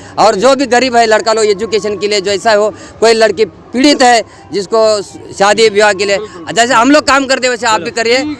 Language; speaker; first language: Hindi; non-native, local second language; Marathi